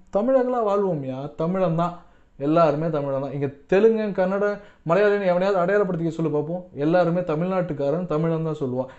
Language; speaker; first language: Tamil; non-native, local second language; Telugu